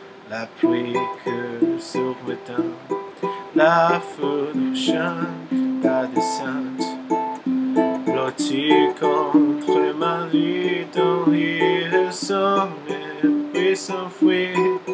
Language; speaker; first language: French; non-native, learner; Portuguese